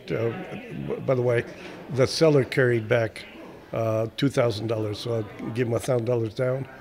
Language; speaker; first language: English; early bilingual, other home language; Spanish